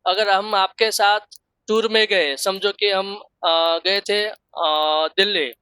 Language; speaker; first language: Hindi; non-native, local second language; Gujarati